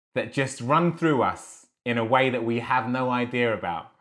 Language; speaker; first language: English; native; English